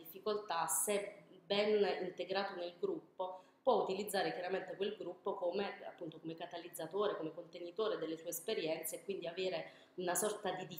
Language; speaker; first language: Italian; native; Italian